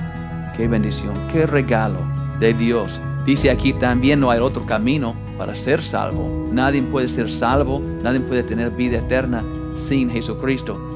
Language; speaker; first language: Spanish; non-native, fluent; English